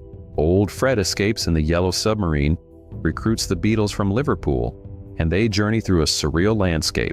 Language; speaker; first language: English; native; English